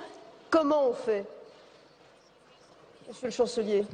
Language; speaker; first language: French; native; French